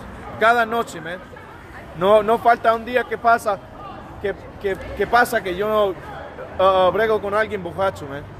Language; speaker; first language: Spanish; early bilingual, heritage; Spanish